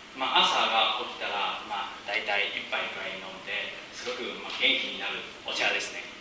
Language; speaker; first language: Japanese; non-native, fluent; Chinese